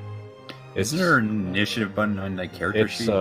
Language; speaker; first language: English; native; English